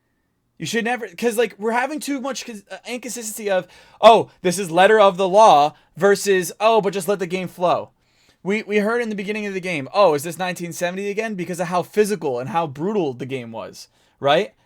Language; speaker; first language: English; native; English